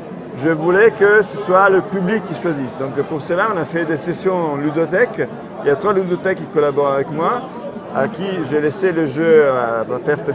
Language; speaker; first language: French; non-native, fluent; Italian